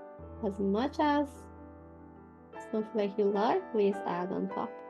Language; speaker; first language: English; non-native, fluent; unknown